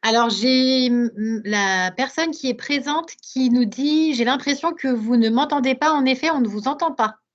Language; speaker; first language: French; native; French